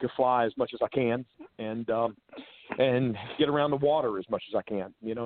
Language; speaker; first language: English; native; English